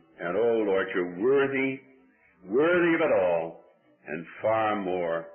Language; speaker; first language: English; native; English